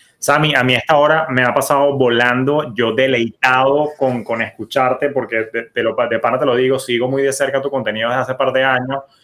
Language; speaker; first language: Spanish; native; Spanish